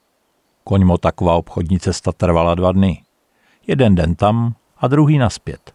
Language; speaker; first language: Czech; native; Czech